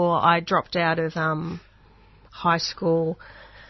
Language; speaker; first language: English; non-native, local second language; Hungarian